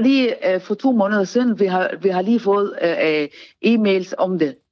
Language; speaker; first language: Danish; non-native, learner; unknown